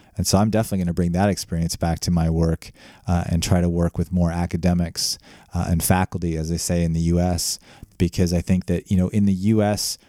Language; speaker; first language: English; native; English